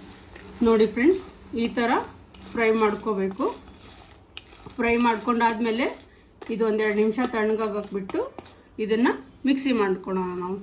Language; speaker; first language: Kannada; native; Kannada